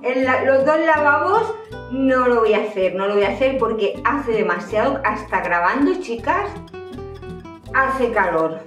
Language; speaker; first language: Spanish; native; Spanish